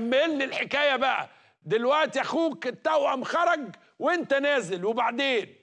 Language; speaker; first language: Arabic; native; Arabic